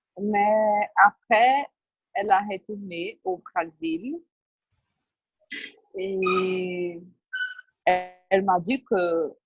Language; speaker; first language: French; non-native, learner; Portuguese